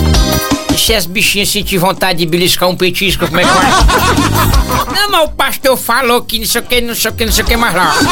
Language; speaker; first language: Portuguese; native; Portuguese